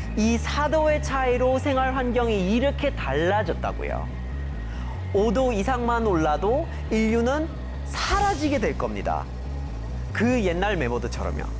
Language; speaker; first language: Korean; non-native, fluent; English